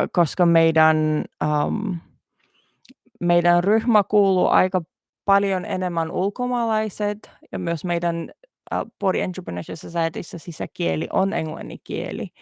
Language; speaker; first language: Finnish; non-native, learner; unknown